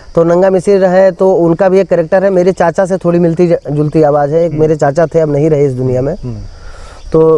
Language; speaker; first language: Hindi; native; Hindi